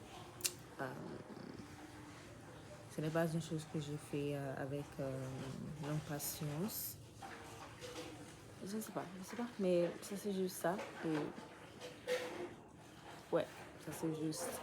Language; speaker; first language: French; non-native, learner; English